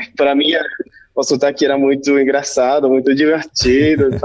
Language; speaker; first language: Portuguese; non-native, learner; Spanish